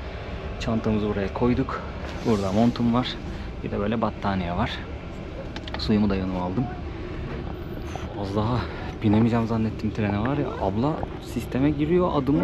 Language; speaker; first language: Turkish; native; Turkish